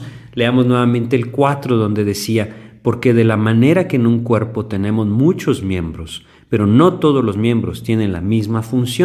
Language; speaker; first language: Spanish; native; Spanish